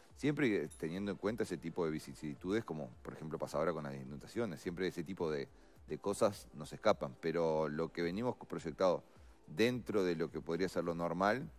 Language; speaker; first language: Spanish; native; Spanish